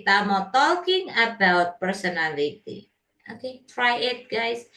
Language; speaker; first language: English; non-native, learner; Indonesian